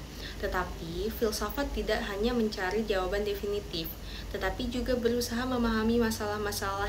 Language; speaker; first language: Indonesian; native; Indonesian